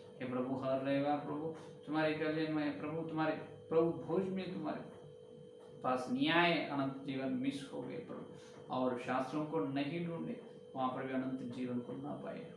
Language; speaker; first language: Hindi; non-native, local second language; Telugu